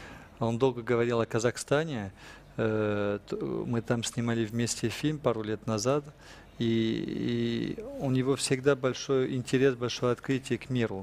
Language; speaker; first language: Russian; non-native, fluent; French